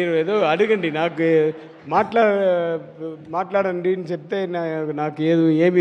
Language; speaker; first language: Telugu; non-native, learner; Tamil